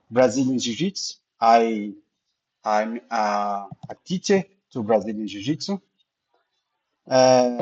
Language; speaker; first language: English; non-native, learner; Portuguese